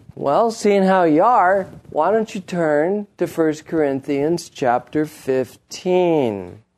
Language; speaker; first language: English; native; English